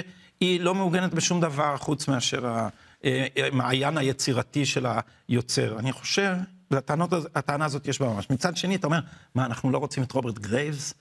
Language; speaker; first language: Hebrew; native; Hebrew